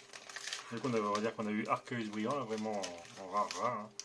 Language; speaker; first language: French; native; French